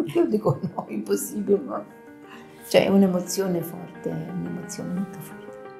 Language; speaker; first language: Italian; non-native, learner; Arabic